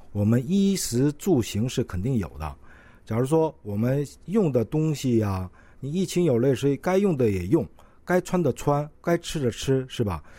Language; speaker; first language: Chinese; non-native, local second language; Korean